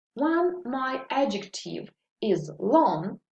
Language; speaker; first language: English; non-native, fluent; Ukrainian